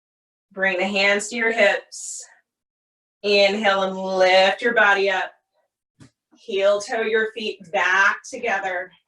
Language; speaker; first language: English; native; English